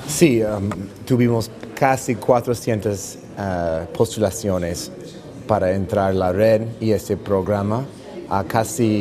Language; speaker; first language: Spanish; non-native, fluent; English